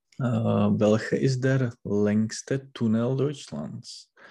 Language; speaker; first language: German; non-native, learner; Czech